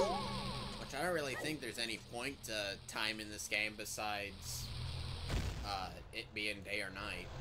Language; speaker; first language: English; native; English